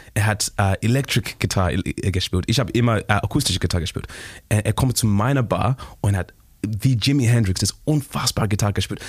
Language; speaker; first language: German; non-native, learner; Shona